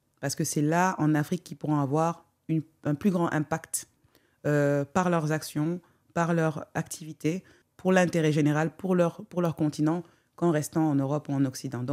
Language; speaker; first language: French; non-native, local second language; Wolof